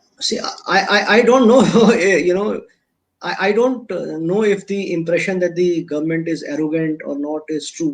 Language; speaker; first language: English; non-native, local second language; Hindi